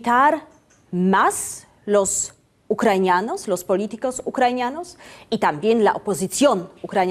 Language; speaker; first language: Spanish; non-native, fluent; Polish